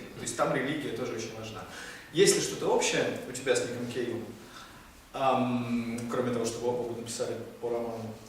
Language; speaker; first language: Russian; native; Russian